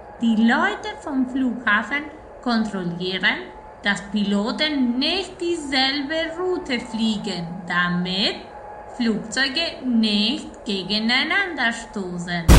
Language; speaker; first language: German; non-native, fluent; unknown